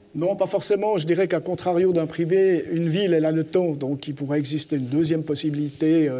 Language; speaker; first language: French; native; French